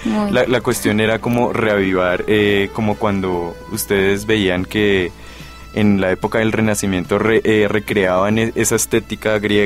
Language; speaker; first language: Spanish; native; Spanish